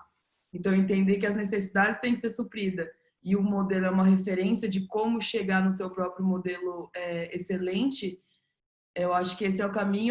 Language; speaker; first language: Portuguese; native; Portuguese